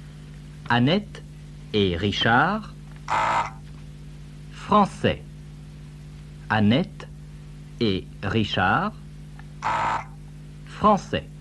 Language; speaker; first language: French; non-native, fluent; English